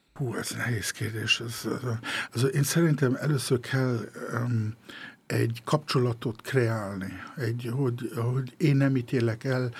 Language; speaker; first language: Hungarian; early bilingual, heritage; Hungarian